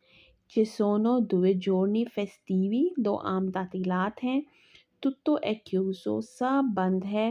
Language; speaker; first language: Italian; non-native, fluent; Urdu